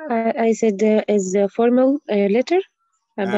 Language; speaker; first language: English; non-native, learner; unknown